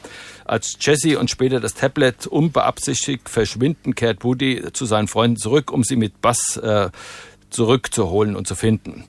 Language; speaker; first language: German; native; German